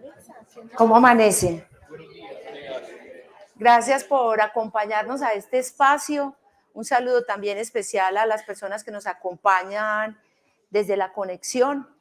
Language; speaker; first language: Spanish; native; Spanish